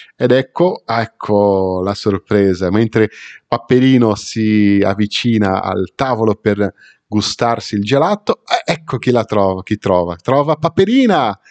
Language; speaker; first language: Italian; non-native, fluent; Portuguese